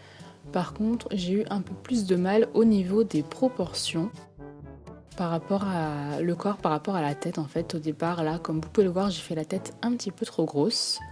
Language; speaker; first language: French; native; French